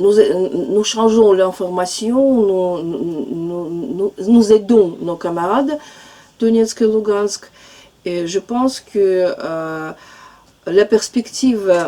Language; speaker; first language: French; non-native, fluent; Russian